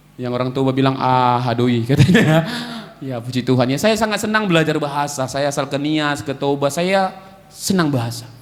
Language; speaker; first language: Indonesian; native; Indonesian